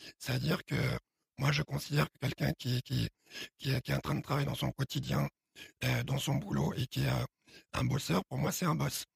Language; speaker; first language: French; early bilingual, other home language; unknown